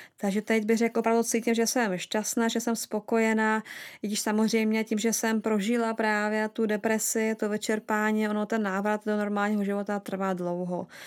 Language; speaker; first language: Czech; non-native, fluent; Russian